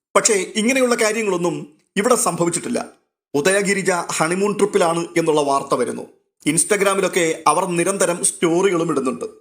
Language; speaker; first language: Malayalam; native; Malayalam